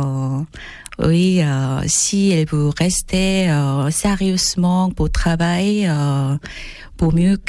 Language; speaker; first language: French; non-native, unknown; Korean